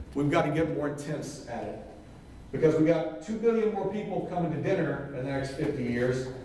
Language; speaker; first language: English; native; English